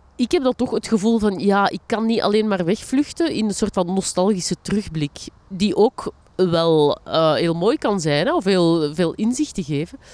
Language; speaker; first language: Dutch; native; Dutch